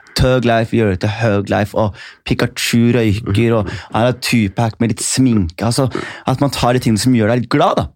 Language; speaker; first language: Norwegian; early bilingual, other home language; Somali